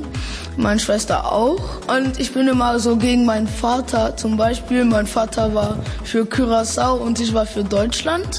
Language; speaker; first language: German; early bilingual, other home language; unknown